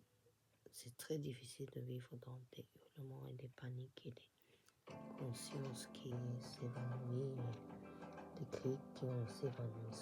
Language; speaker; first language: French; non-native, learner; Japanese